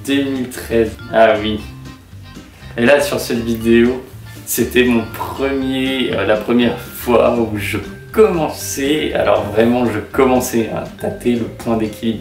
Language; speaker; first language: French; native; French